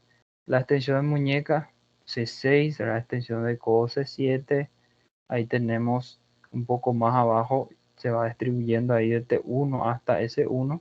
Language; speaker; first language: Spanish; non-native, fluent; Portuguese